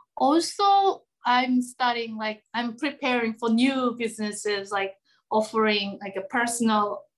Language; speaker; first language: English; non-native, fluent; Korean